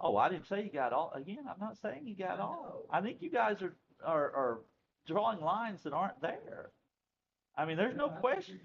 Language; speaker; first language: English; native; English